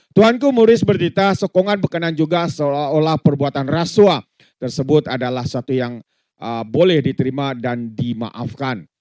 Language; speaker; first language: Malay; native; Malay